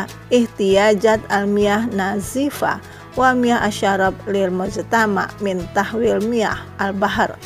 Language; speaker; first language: Arabic; non-native, fluent; Indonesian